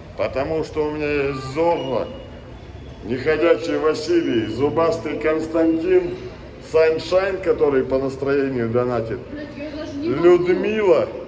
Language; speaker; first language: Russian; native; Russian